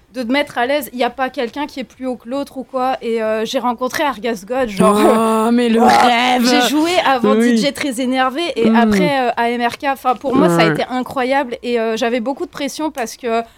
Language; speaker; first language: French; native; French